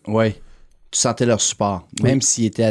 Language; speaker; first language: French; native; French